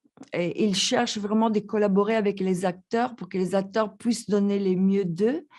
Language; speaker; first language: French; non-native, fluent; Italian